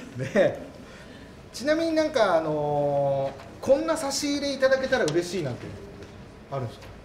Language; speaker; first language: Japanese; native; Japanese